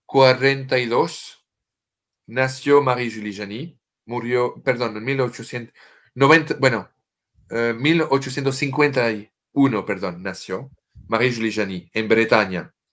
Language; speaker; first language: Spanish; non-native, fluent; French